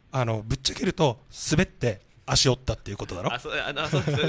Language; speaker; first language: Japanese; native; Japanese